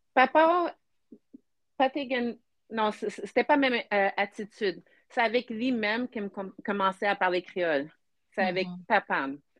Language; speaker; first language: Haitian Creole; early bilingual, heritage; French